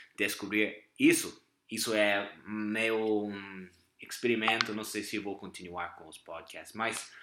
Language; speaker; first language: Portuguese; non-native, fluent; English